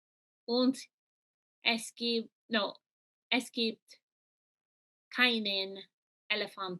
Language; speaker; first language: German; non-native, learner; English